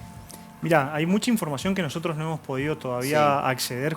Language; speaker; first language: Spanish; native; Spanish